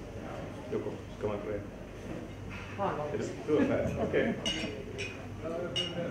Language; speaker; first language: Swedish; non-native, local second language; Finnish